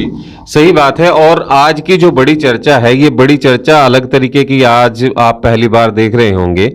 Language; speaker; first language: Hindi; native; Hindi